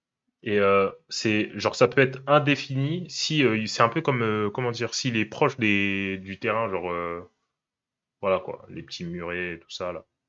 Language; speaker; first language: French; native; French